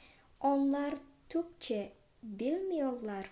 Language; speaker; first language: Turkish; non-native, fluent; Indonesian